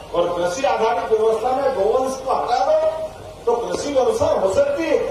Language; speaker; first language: Hindi; native; Hindi